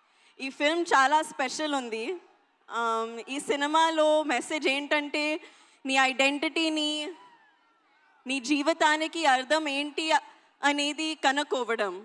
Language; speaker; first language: Telugu; non-native, learner; Hindi